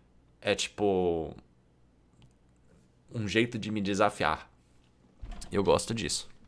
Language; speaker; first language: Portuguese; non-native, fluent; English